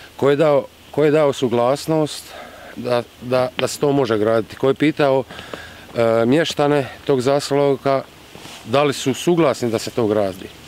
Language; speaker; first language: Bosnian; native; Bosnian